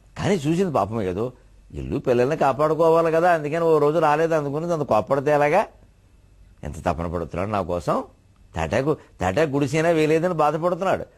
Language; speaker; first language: Telugu; native; Telugu